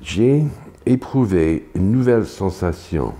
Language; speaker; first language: French; non-native, fluent; English